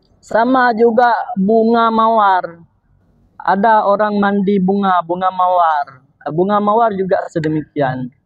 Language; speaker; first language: Malay; non-native, local second language; Achinese